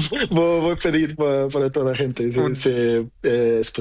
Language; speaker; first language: Spanish; non-native, learner; Portuguese